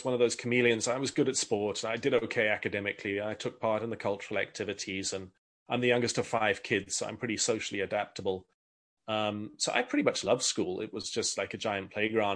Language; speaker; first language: English; native; English